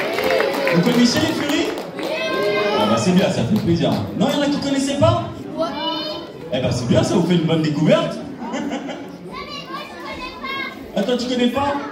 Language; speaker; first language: French; native; French